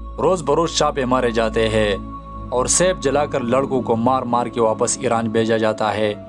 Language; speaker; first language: Urdu; non-native, local second language; Pashto